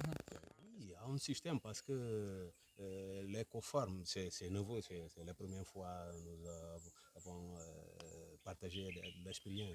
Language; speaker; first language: French; non-native, learner; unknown